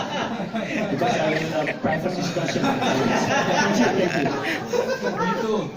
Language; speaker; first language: English; non-native, learner; Indonesian